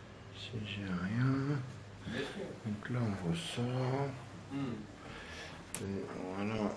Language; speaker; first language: French; native; French